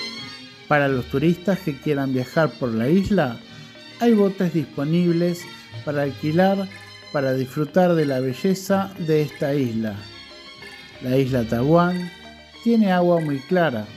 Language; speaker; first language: Spanish; non-native, fluent; Indonesian